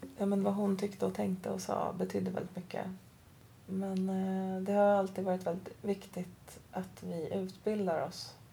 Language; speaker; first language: Swedish; early bilingual, other home language; Persian